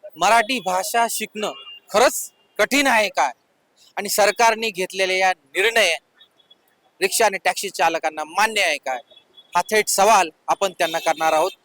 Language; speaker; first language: Marathi; native; Marathi